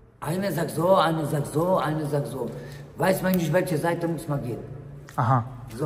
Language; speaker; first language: German; non-native, learner; Polish